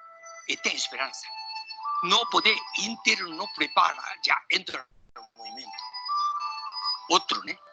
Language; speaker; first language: Portuguese; non-native, learner; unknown